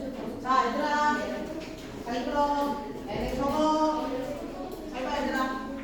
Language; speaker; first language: Korean; native; Korean